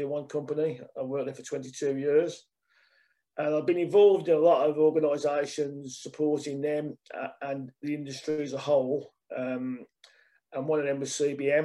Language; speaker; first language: English; native; English